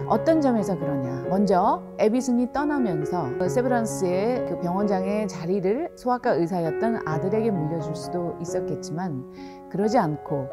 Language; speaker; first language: Korean; native; Korean